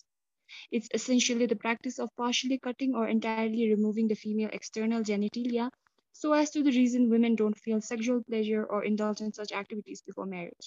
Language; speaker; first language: English; non-native, local second language; Tibetan